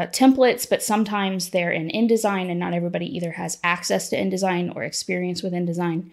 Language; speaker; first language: English; native; English